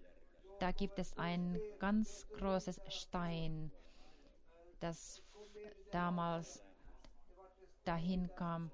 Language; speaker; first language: German; non-native, fluent; Finnish